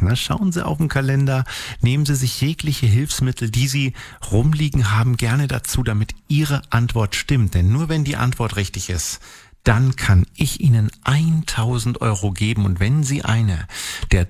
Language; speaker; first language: German; native; German